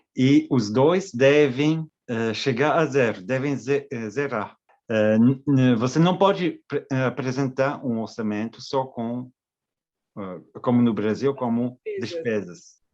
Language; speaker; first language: Portuguese; non-native, fluent; French